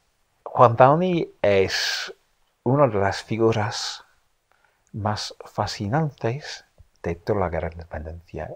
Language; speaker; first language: Spanish; non-native, fluent; English